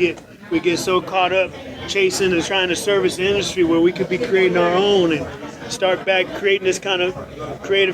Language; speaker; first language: English; native; English